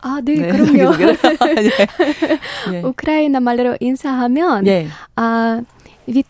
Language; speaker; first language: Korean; non-native, learner; Ukrainian